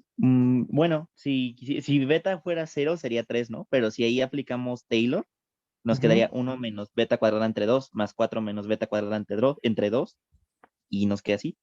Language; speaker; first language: Spanish; native; Spanish